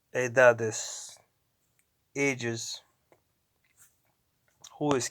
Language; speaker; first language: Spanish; non-native, learner; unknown